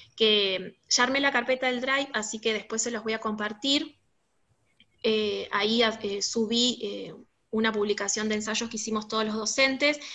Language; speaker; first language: Spanish; native; Spanish